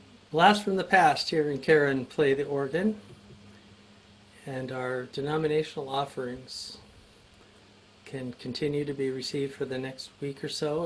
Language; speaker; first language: English; native; English